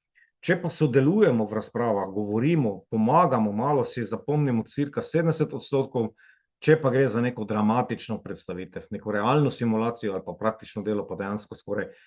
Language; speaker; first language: Slovenian; native; Slovenian